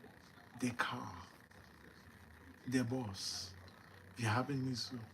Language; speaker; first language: German; non-native, learner; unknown